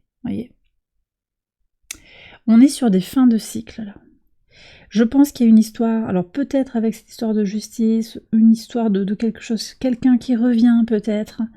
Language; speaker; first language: French; native; French